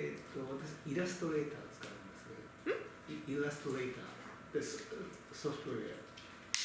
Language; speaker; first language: Japanese; native; Japanese